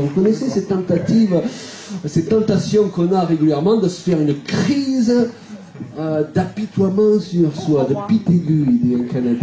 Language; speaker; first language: French; native; French